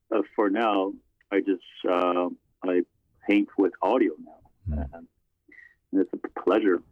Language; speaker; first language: English; non-native, fluent; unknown